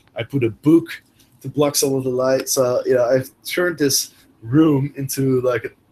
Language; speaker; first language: English; non-native, fluent; Dutch